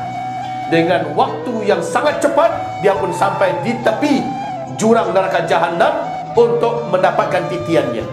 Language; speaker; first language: Indonesian; native; Indonesian